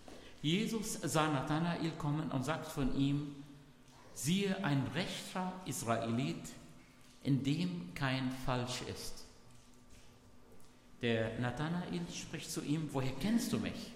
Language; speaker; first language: German; non-native, fluent; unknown